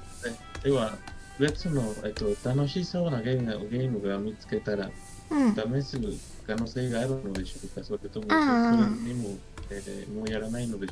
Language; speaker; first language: Japanese; non-native, learner; Spanish